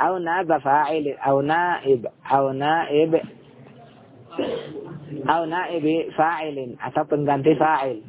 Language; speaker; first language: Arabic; non-native, fluent; Indonesian